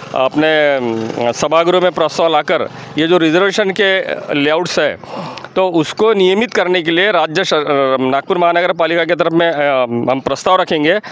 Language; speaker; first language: Hindi; non-native, local second language; Marathi